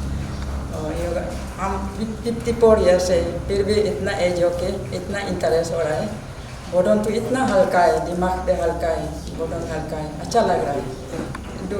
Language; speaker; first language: Hindi; non-native, local second language; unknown